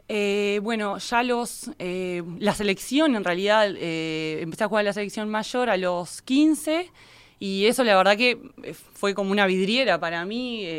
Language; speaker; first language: Spanish; native; Spanish